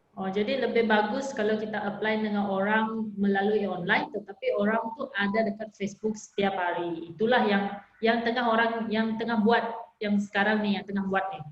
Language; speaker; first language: Malay; non-native, local second language; Iban